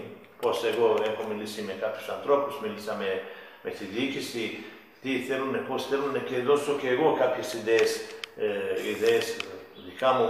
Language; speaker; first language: Greek; non-native, fluent; Serbian